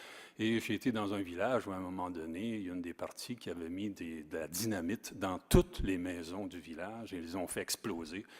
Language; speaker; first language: French; native; French